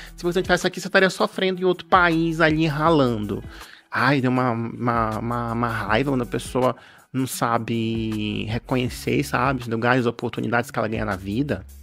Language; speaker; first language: Portuguese; native; Portuguese